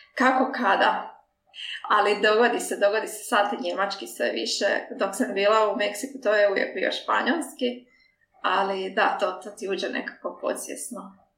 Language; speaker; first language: Croatian; native; Croatian